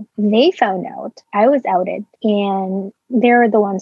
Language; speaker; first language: English; non-native, local second language; Filipino